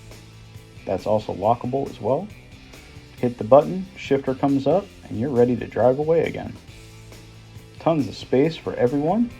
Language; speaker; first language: English; native; English